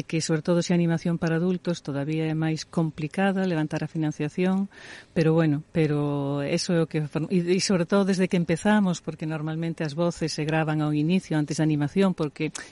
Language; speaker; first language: Galician; native; Galician